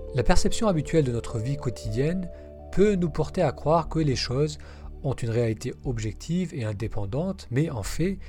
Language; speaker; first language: French; non-native, local second language; Arabic